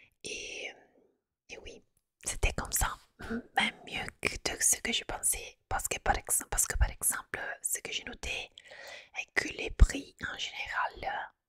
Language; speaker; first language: French; non-native, fluent; Italian